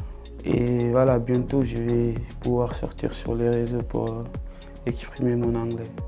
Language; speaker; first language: French; non-native, local second language; Wolof